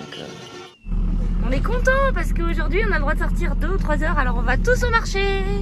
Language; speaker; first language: French; native; French